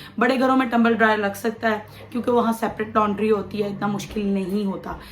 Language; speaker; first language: Urdu; non-native, local second language; Punjabi